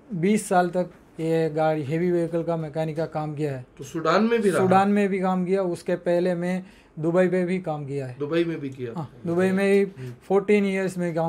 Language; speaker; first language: Hindi; non-native, local second language; Malayalam